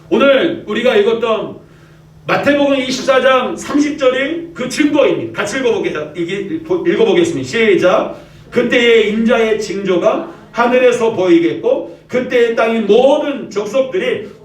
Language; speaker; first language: Korean; native; Korean